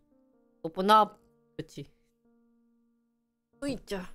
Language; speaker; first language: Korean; early bilingual, heritage; Korean